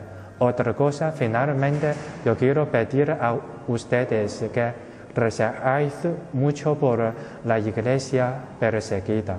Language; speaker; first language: Spanish; non-native, fluent; Chinese